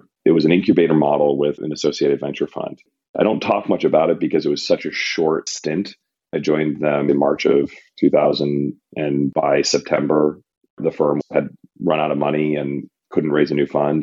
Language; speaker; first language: English; native; English